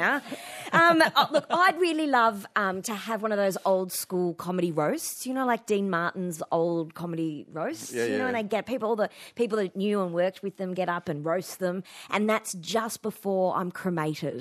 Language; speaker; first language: English; native; English